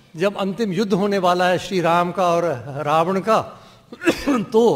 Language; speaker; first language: Hindi; non-native, local second language; Dogri